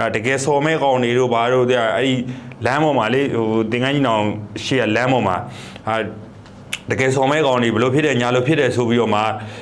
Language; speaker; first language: Burmese; native; Burmese